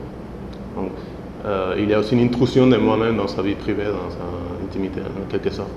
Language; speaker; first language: French; non-native, fluent; Spanish